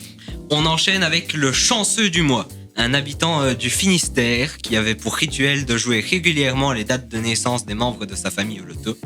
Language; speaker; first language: French; native; French